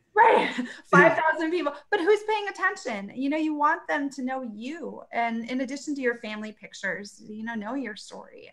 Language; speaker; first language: English; native; English